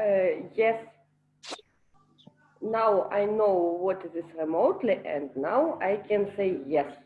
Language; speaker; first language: English; non-native, learner; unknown